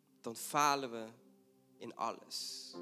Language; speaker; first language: Dutch; non-native, fluent; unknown